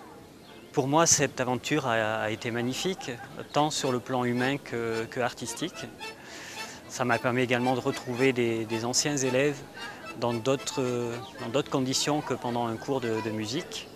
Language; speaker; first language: French; native; French